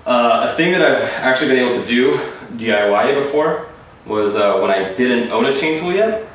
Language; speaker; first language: English; native; English